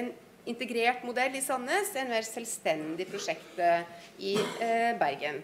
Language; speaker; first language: Norwegian; native; Norwegian